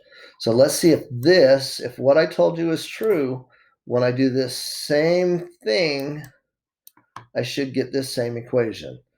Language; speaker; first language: English; native; English